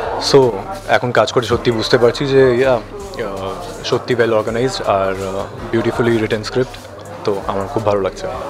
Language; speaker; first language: Bangla; non-native, fluent; Hindi